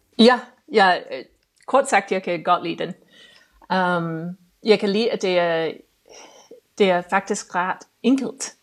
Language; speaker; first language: Danish; non-native, fluent; English